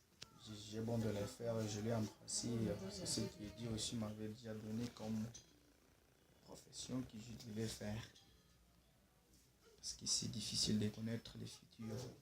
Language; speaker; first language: French; non-native, local second language; Swahili